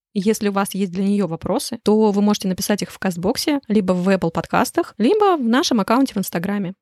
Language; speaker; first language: Russian; native; Russian